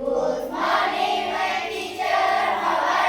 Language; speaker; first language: English; non-native, learner; Indonesian